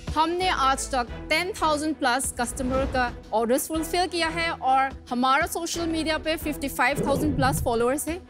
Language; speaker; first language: Hindi; non-native, local second language; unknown